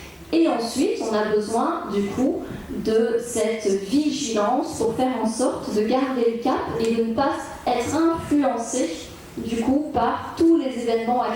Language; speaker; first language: French; native; French